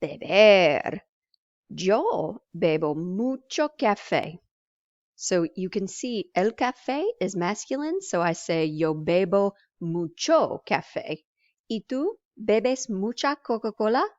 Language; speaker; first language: Spanish; non-native, fluent; English